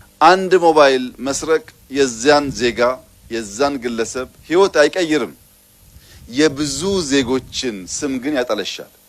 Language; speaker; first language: Amharic; non-native, local second language; Oromo